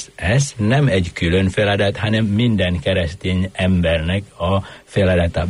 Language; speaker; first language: Hungarian; non-native, fluent; Indonesian